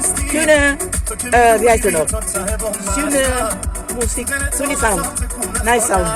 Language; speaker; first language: German; non-native, learner; Filipino